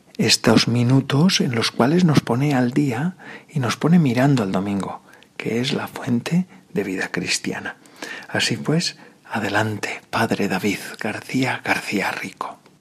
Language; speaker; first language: Spanish; native; Spanish